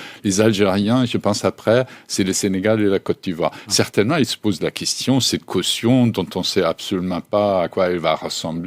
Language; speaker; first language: French; native; French